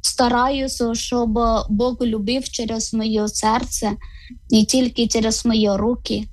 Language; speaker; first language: Ukrainian; non-native, learner; Malayalam